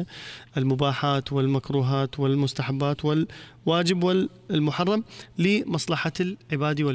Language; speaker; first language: Arabic; native; Arabic